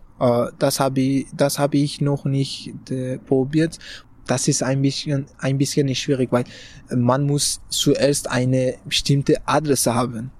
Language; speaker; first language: German; non-native, fluent; Persian